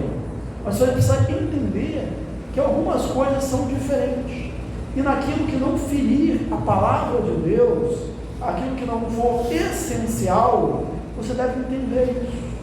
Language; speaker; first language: Portuguese; native; Portuguese